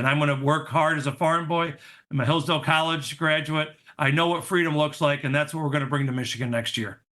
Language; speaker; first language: English; native; English